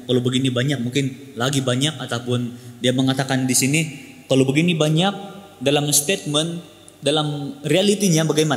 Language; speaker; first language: Malay; native; Malay